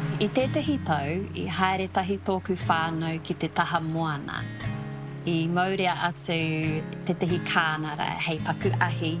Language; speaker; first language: Māori; non-native, local second language; English